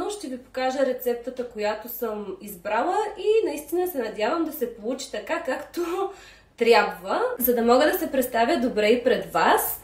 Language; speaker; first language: Bulgarian; native; Bulgarian